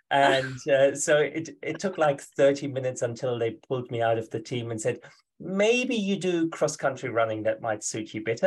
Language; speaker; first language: English; non-native, fluent; German